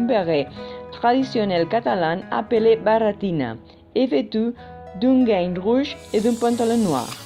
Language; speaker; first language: French; non-native, fluent; Catalan